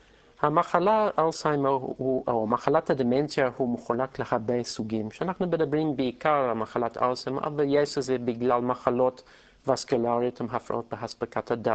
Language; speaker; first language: Hebrew; non-native, fluent; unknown